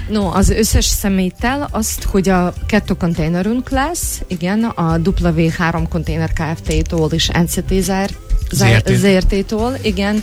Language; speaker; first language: Hungarian; non-native, fluent; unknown